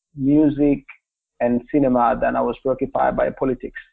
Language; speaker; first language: English; non-native, local second language; Kinyarwanda